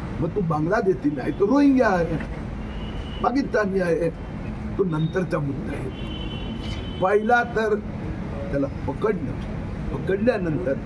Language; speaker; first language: Marathi; non-native, local second language; Gujarati